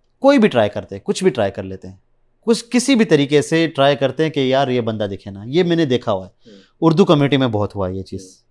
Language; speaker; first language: Urdu; early bilingual, heritage; Urdu